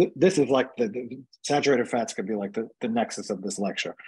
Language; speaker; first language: English; native; English